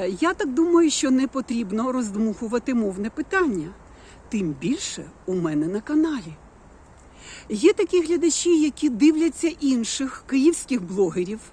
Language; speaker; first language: Ukrainian; non-native, local second language; Russian